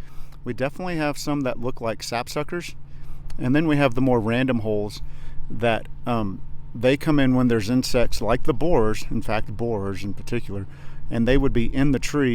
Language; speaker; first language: English; native; English